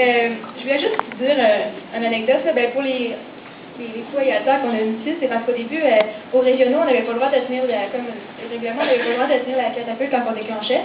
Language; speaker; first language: French; native; French